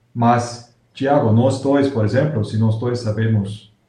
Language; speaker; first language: Portuguese; non-native, fluent; German